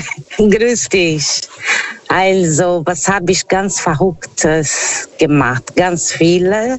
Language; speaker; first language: German; non-native, fluent; Portuguese